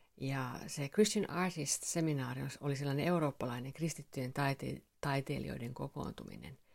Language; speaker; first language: Finnish; non-native, local second language; Swedish